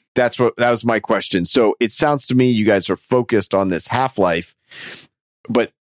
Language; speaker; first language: English; native; English